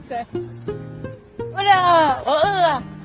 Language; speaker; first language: Chinese; non-native, learner; Russian